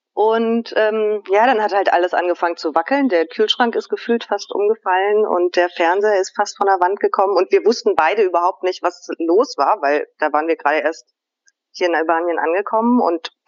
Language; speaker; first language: German; native; German